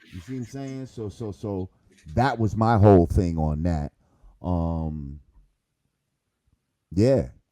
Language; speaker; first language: English; native; English